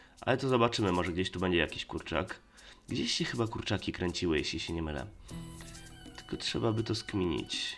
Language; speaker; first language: Polish; native; Polish